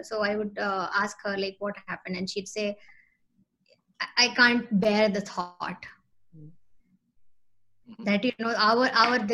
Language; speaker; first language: English; non-native, local second language; Hindi